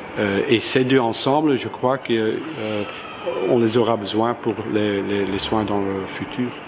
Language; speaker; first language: French; non-native, local second language; Dutch